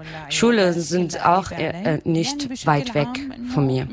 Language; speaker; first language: German; non-native, learner; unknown